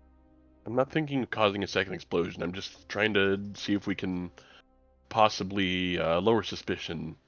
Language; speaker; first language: English; native; English